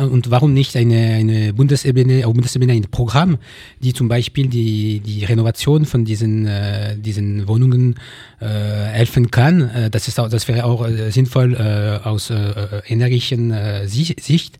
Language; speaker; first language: German; non-native, local second language; French